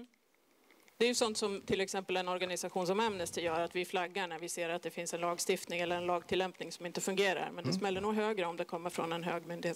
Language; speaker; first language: Swedish; native; Swedish